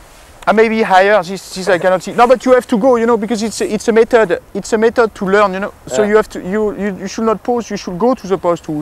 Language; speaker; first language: English; non-native, fluent; French